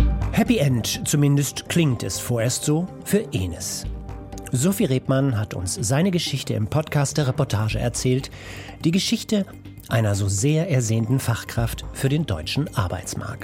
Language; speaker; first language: German; native; German